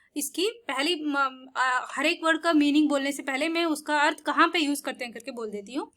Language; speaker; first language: Hindi; non-native, local second language; Tamil